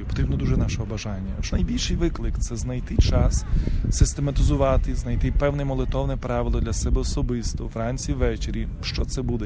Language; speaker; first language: Ukrainian; native; Ukrainian